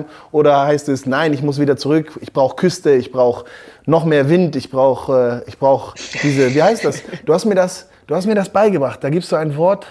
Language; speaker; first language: German; native; German